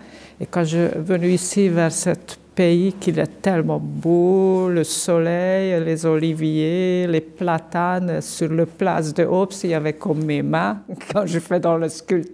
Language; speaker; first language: French; non-native, fluent; Hungarian